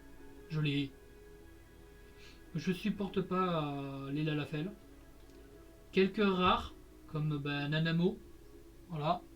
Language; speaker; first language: French; native; French